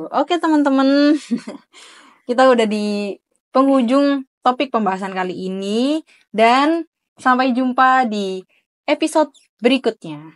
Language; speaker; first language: Indonesian; native; Indonesian